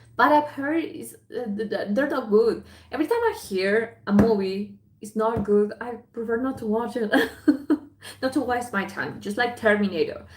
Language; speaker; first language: English; non-native, fluent; Spanish